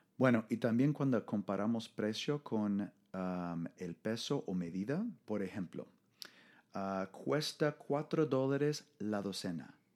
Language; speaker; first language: Spanish; non-native, fluent; English